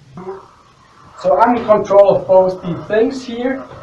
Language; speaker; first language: English; non-native, fluent; Swiss German